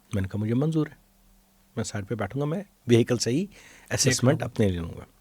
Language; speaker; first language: Urdu; non-native, local second language; Kashmiri